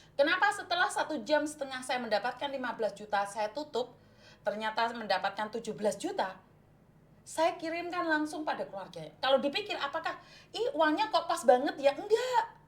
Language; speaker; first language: Indonesian; non-native, local second language; Javanese